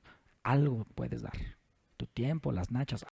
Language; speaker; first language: Spanish; native; Spanish